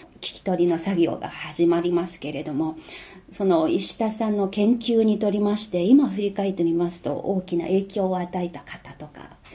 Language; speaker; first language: Japanese; non-native, fluent; Chinese